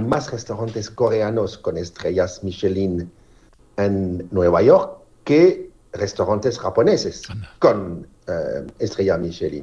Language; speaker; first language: Spanish; non-native, fluent; French